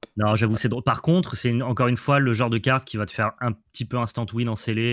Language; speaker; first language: French; native; French